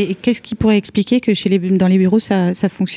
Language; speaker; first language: French; native; French